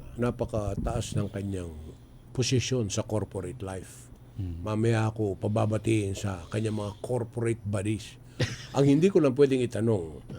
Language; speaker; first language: Filipino; non-native, local second language; Pampanga